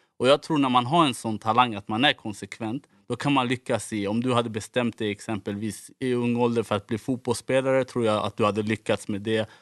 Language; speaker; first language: Swedish; early bilingual, other home language; Somali